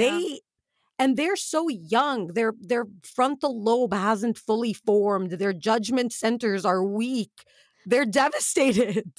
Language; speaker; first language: English; early bilingual, other home language; Arabic